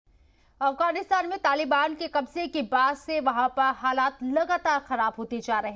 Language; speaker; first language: Hindi; native; Hindi